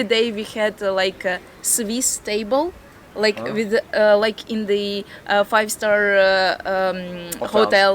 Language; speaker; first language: English; non-native, fluent; Latvian